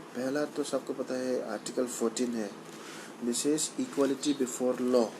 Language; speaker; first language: Hindi; non-native, local second language; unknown